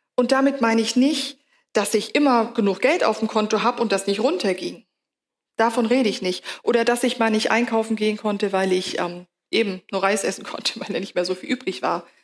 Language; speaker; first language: German; native; German